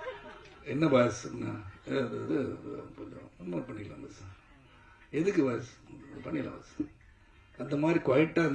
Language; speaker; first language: Tamil; native; Tamil